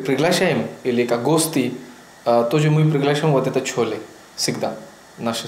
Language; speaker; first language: Russian; non-native, learner; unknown